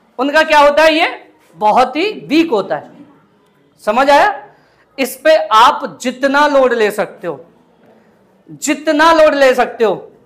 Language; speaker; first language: Hindi; native; Hindi